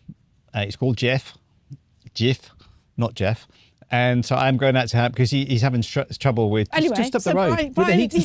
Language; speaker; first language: English; native; English